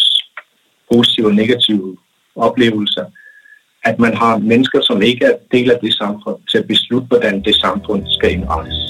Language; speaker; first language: Danish; non-native, local second language; Kalaallisut